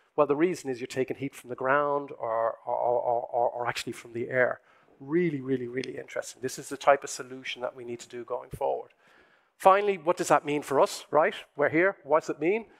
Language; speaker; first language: English; native; English